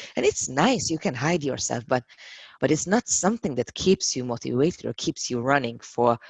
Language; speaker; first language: English; non-native, fluent; Hungarian